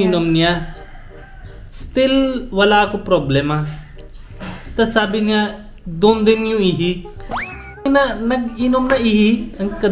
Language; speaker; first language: Filipino; non-native, learner; Hindi